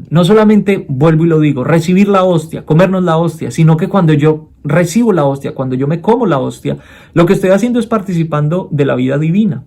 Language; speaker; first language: Spanish; native; Spanish